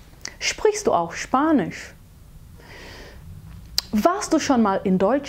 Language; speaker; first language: German; non-native, fluent; Portuguese